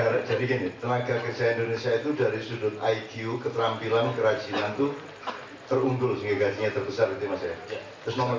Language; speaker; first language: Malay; non-native, local second language; Javanese